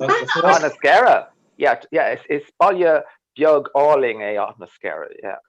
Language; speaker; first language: Irish; non-native, learner; English